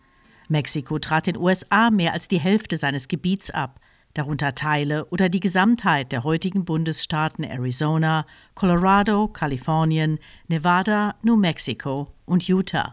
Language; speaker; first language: German; native; German